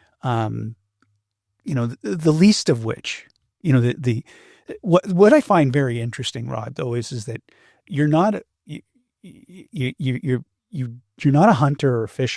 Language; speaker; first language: English; native; English